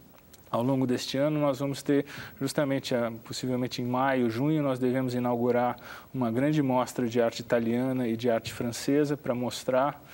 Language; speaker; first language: Portuguese; native; Portuguese